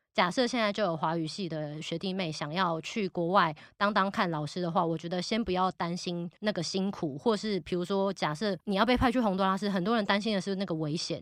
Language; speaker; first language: Chinese; native; Chinese